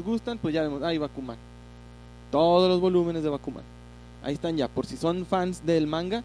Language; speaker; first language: Spanish; native; Spanish